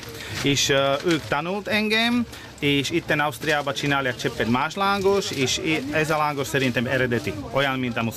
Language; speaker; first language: Hungarian; non-native, learner; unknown